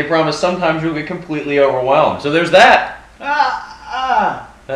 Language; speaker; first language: English; native; English